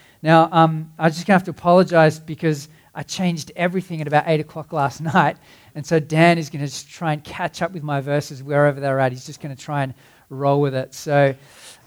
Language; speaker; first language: English; native; English